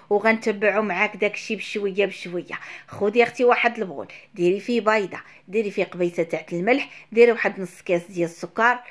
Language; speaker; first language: Arabic; native; Arabic